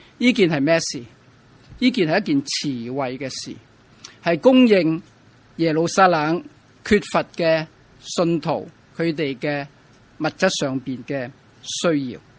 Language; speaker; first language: Chinese; non-native, local second language; Cantonese